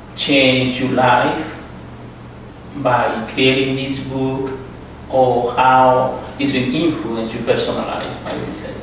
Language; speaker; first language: English; non-native, fluent; Spanish